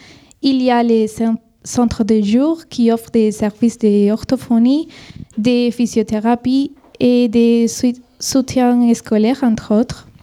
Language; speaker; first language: French; non-native, fluent; Spanish